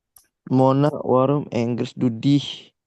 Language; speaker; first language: German; non-native, learner; Indonesian